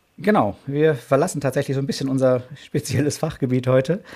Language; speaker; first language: German; native; German